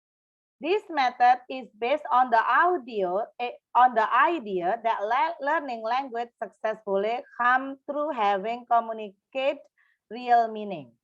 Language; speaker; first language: English; non-native, fluent; Indonesian